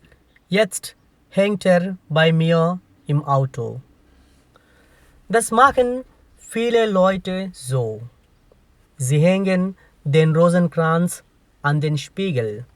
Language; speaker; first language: German; non-native, fluent; Telugu